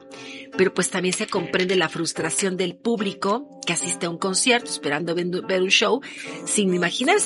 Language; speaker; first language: Spanish; native; Spanish